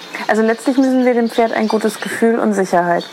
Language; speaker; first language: German; native; German